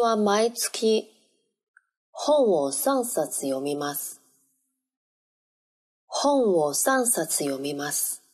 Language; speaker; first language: Japanese; non-native, learner; Chinese